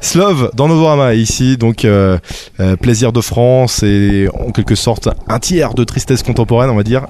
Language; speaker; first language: French; native; French